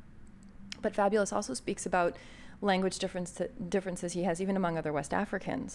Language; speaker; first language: English; native; English